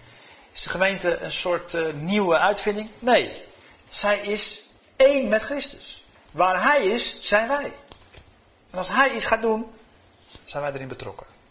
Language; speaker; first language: Dutch; native; Dutch